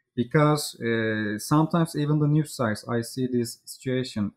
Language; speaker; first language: English; non-native, fluent; Turkish